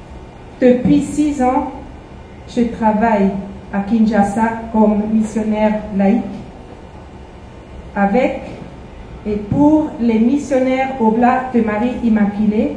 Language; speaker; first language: French; non-native, fluent; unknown